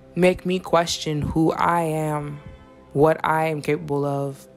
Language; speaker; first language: English; native; English